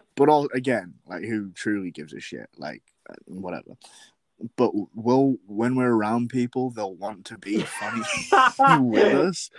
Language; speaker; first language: English; native; English